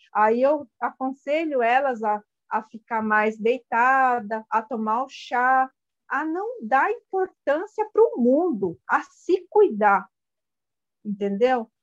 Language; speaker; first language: Portuguese; non-native, local second language; Guarani